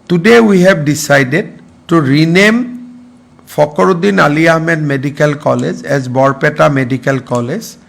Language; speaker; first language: English; non-native, local second language; Assamese